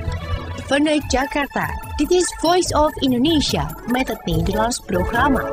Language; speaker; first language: Dutch; non-native, fluent; Indonesian